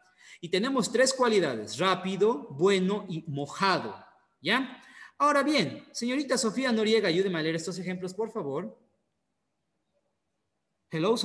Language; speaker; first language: Spanish; native; Spanish